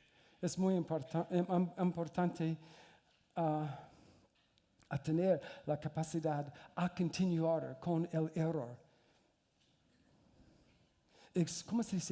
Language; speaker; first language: Spanish; non-native, learner; English